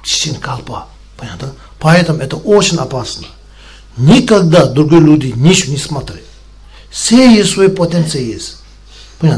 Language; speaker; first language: Russian; non-native, learner; Tibetan